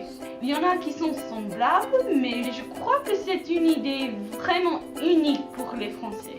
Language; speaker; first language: French; non-native, learner; English